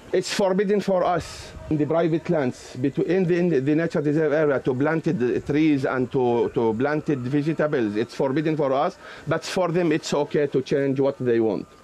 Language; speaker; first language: English; non-native, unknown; Arabic